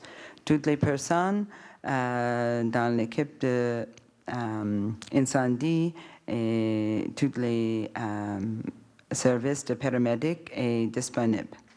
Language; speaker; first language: French; non-native, learner; English